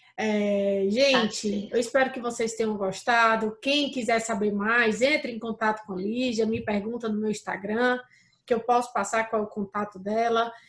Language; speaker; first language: Portuguese; native; Portuguese